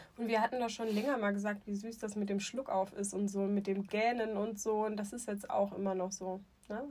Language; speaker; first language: German; native; German